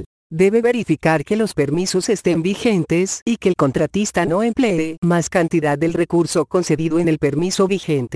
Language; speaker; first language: Spanish; native; Spanish